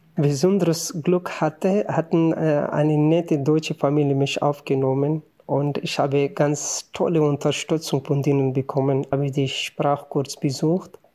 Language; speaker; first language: German; non-native, fluent; Persian